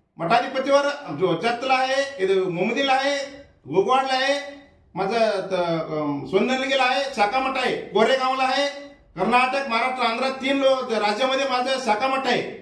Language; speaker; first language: Marathi; non-native, local second language; Kannada